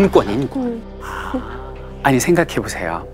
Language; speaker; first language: Korean; native; Korean